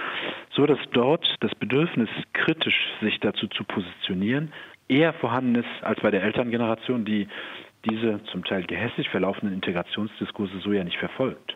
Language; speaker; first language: German; early bilingual, other home language; Turkish